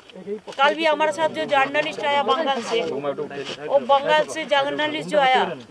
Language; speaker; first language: Hindi; non-native, local second language; Bangla